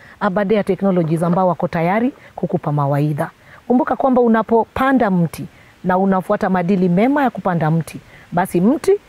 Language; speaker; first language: Swahili; native; Swahili